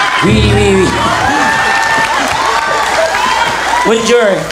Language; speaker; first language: French; non-native, learner; Cebuano